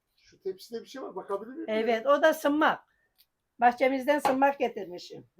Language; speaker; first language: Turkish; native; Turkish